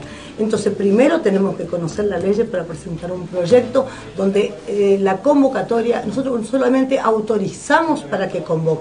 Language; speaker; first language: Spanish; native; Spanish